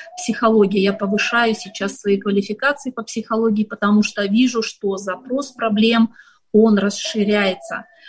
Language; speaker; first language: Russian; native; Russian